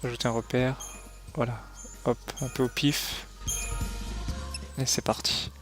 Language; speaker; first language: French; native; French